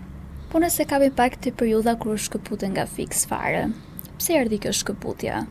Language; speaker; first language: Albanian; native; Albanian